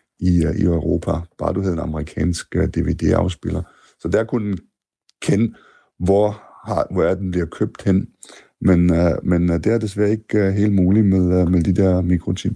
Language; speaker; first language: Danish; non-native, fluent; German